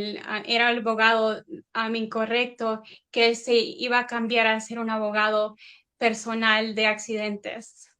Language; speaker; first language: Spanish; early bilingual, heritage; Spanish